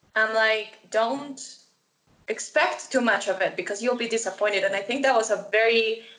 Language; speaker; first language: English; non-native, fluent; Spanish